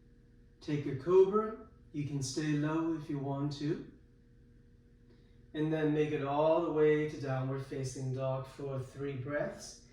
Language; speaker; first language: English; native; English